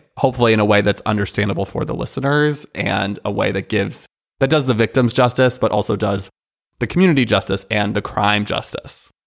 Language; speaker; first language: English; native; English